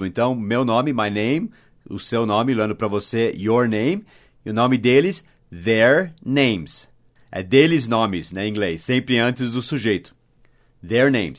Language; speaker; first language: Portuguese; non-native, fluent; English